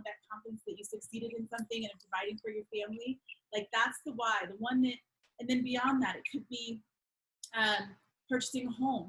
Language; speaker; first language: English; native; English